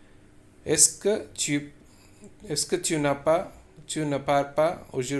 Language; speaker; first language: French; non-native, fluent; Tamil